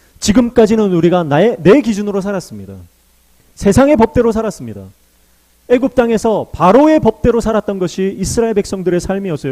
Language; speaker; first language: Korean; native; Korean